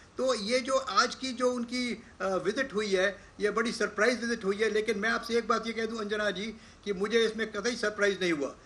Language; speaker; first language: Hindi; native; Hindi